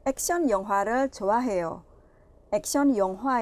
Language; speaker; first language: Korean; non-native, fluent; Indonesian